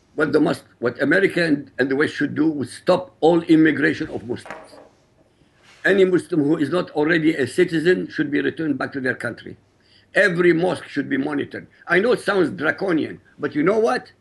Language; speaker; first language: English; non-native, fluent; Arabic